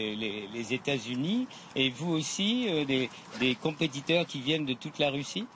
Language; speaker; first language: French; native; French